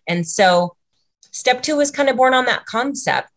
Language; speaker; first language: English; native; English